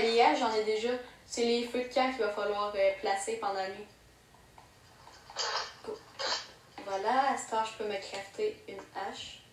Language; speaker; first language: French; native; French